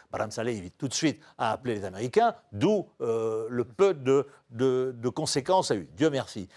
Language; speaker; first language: French; native; French